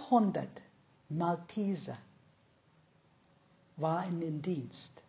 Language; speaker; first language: German; non-native, fluent; English